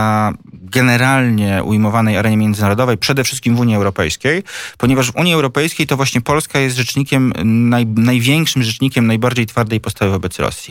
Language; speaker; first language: Polish; native; Polish